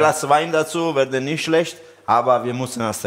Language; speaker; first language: German; non-native, learner; Italian